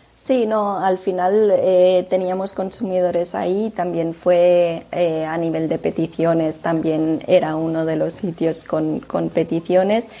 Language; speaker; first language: Spanish; native; Spanish